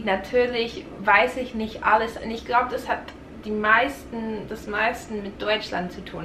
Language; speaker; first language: German; non-native, fluent; English